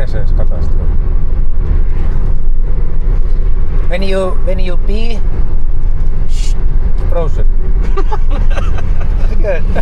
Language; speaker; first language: English; non-native, learner; Finnish